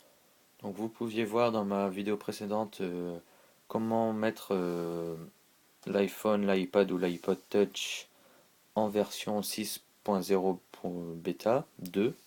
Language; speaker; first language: French; native; French